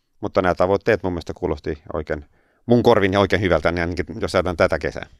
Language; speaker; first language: Finnish; non-native, local second language; Swedish